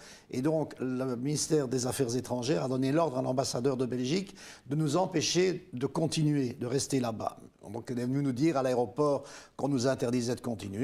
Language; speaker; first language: French; native; French